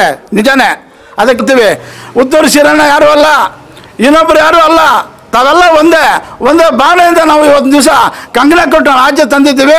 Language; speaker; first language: Kannada; native; Kannada